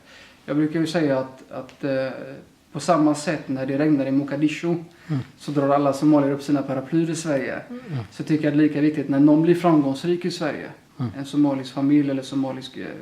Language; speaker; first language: Swedish; early bilingual, other home language; Somali